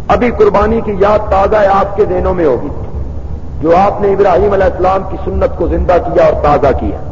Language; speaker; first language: Urdu; non-native, local second language; Punjabi